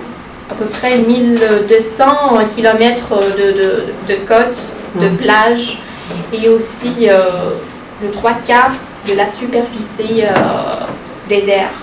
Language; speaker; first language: French; non-native, local second language; Arabic